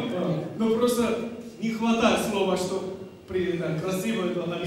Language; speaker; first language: Russian; non-native, learner; Korean